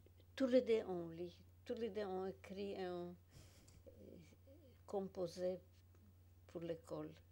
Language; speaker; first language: French; non-native, fluent; Polish